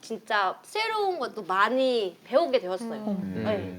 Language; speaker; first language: Korean; non-native, fluent; Vietnamese